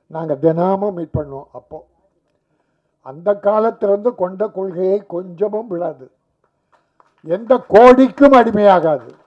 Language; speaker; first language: Tamil; native; Tamil